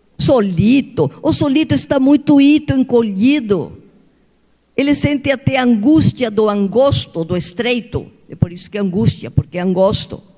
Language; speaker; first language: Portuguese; non-native, fluent; Spanish